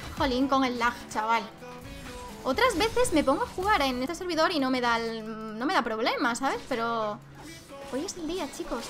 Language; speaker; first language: Spanish; native; Spanish